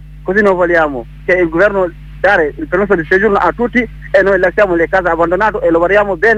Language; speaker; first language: Italian; non-native, learner; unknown